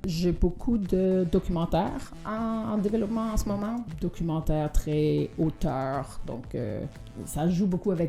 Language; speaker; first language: French; non-native, fluent; Danish